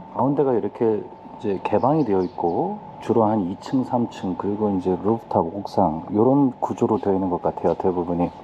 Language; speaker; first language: Korean; native; Korean